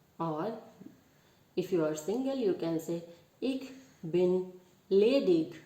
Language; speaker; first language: Hindi; native; Hindi